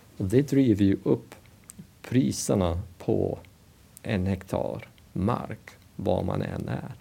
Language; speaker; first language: Swedish; non-native, fluent; English